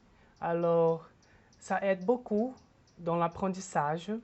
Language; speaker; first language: French; non-native, fluent; Portuguese